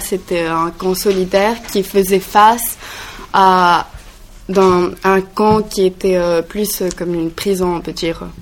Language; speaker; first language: French; non-native, learner; Greek